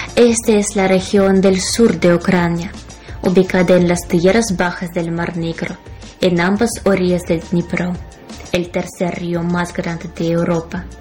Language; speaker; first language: Spanish; non-native, fluent; Ukrainian